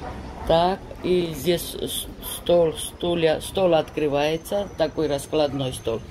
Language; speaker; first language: Russian; non-native, fluent; Georgian